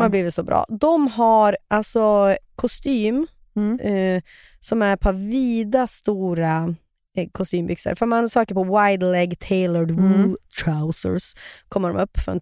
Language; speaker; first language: Swedish; native; Swedish